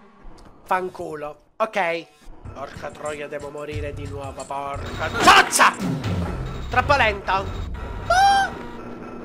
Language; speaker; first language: Italian; native; Italian